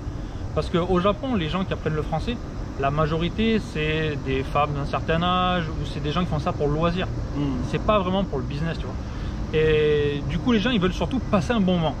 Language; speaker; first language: French; native; French